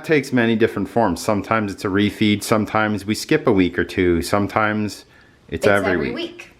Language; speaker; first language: English; native; English